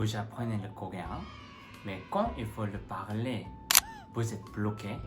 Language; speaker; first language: French; non-native, fluent; Korean